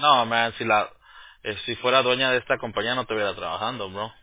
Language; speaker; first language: Spanish; early bilingual, heritage; Spanish